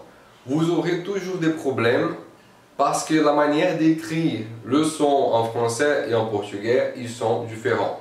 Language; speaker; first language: French; non-native, fluent; Portuguese